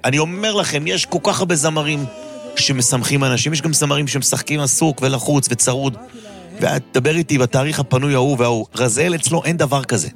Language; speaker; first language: Hebrew; native; Hebrew